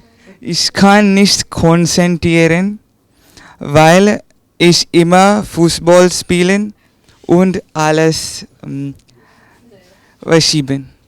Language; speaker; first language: German; non-native, learner; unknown